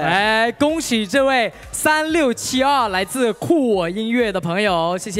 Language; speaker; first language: Chinese; native; Chinese